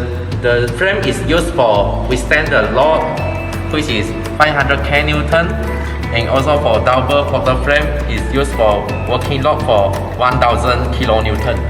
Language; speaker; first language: English; non-native, local second language; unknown